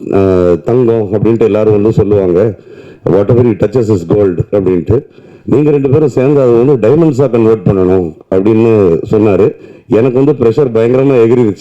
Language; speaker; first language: Tamil; native; Tamil